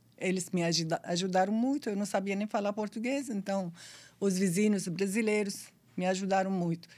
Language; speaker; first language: Portuguese; non-native, fluent; Arabic